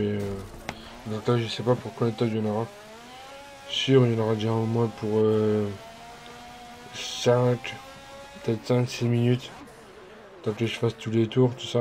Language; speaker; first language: French; native; French